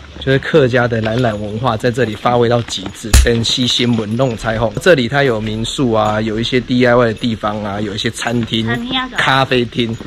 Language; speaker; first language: Chinese; native; Chinese